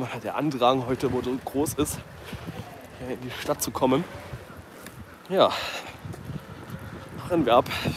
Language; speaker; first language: German; native; German